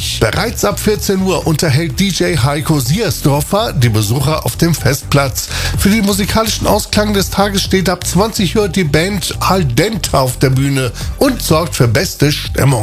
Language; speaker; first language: German; native; German